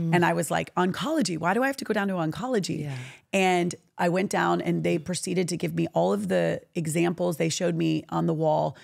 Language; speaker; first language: English; native; English